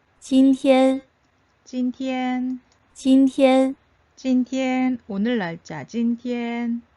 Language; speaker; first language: Chinese; non-native, fluent; Korean